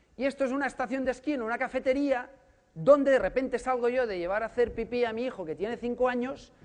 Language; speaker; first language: Spanish; native; Spanish